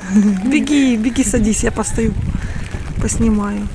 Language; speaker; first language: Russian; native; Russian